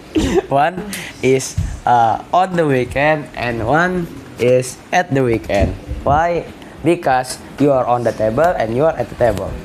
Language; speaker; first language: English; non-native, learner; Indonesian